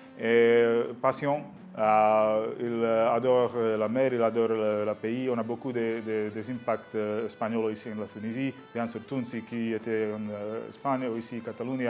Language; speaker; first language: French; non-native, learner; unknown